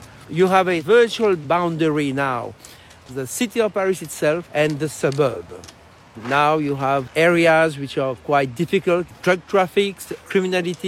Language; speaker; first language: English; non-native, fluent; French